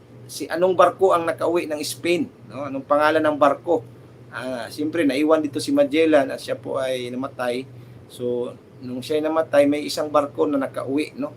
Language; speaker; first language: Filipino; native; Filipino